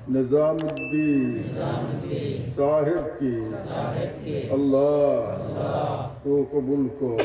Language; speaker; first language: Urdu; non-native, local second language; Bangla